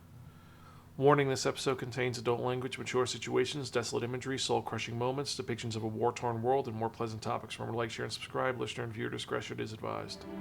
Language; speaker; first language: English; native; English